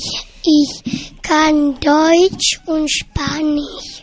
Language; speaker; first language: German; early bilingual, heritage; German